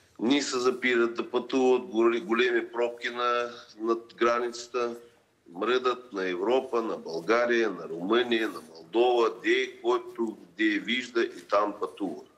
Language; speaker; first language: Bulgarian; early bilingual, heritage; Bulgarian